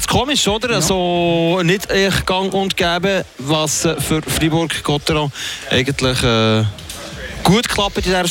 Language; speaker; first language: German; native; German